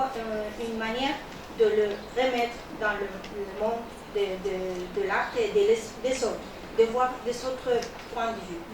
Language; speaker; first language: French; non-native, learner; Spanish